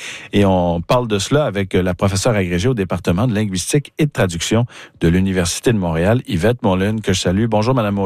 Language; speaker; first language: French; native; French